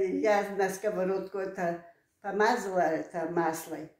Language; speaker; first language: Russian; non-native, local second language; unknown